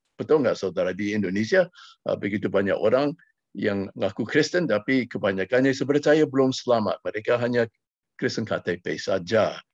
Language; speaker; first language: Malay; non-native, fluent; English